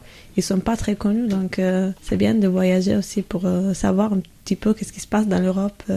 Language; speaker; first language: French; non-native, learner; Italian